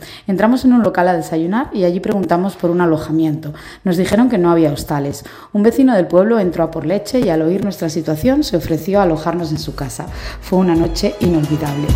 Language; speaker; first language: Spanish; native; Spanish